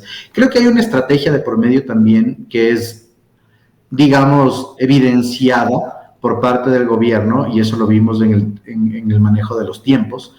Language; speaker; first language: Spanish; native; Spanish